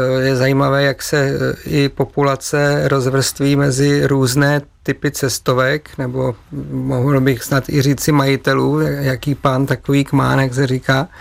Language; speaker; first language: Czech; native; Czech